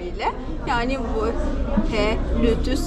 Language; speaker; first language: Turkish; non-native, learner; Arabic